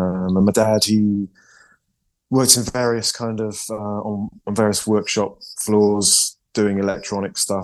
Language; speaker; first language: English; native; English